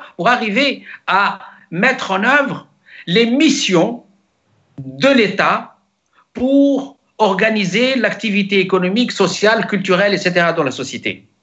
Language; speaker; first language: French; non-native, local second language; Arabic